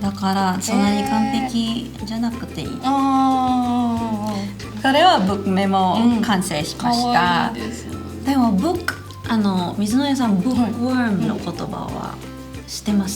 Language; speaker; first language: Japanese; non-native, fluent; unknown